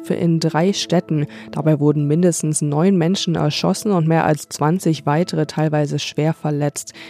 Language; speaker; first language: German; native; German